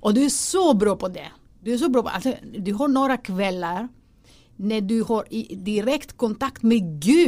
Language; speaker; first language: Swedish; non-native, fluent; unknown